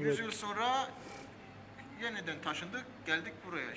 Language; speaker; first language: Turkish; early bilingual, heritage; Armenian